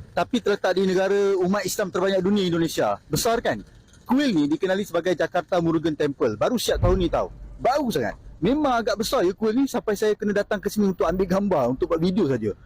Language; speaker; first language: Malay; native; Malay